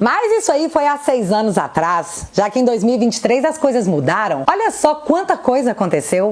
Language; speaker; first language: Portuguese; native; Portuguese